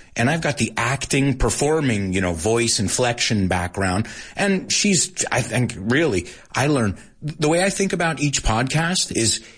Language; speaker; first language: English; early bilingual, other home language; Spanish